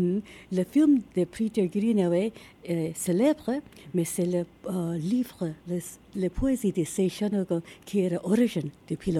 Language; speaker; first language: French; non-native, learner; Japanese